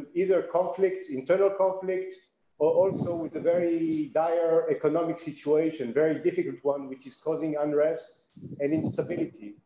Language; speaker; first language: English; non-native, fluent; Hebrew